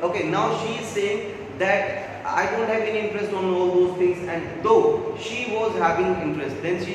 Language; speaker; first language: English; non-native, local second language; Hindi